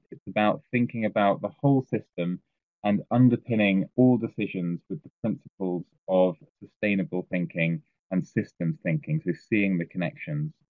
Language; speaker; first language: English; native; English